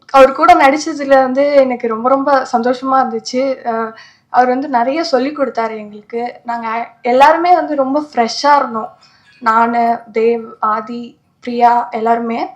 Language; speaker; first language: Tamil; native; Tamil